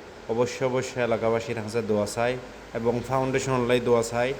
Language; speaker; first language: Bangla; non-native, local second language; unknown